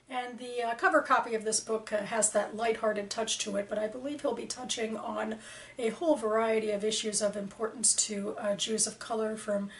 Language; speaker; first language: English; native; English